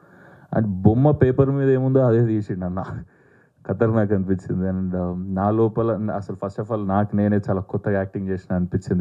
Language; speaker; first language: Telugu; native; Telugu